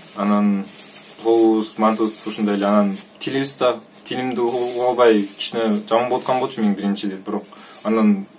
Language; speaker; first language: Kyrgyz; non-native, local second language; Russian